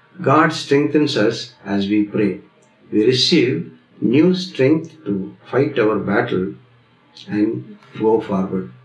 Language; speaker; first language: English; non-native, local second language; Tamil